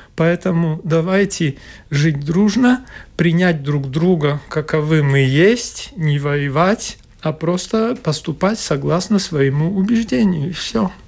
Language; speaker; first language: Russian; non-native, local second language; Latvian